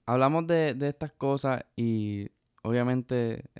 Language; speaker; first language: Spanish; early bilingual, heritage; Spanish